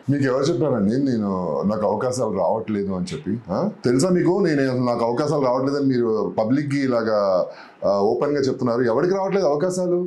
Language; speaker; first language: Telugu; native; Telugu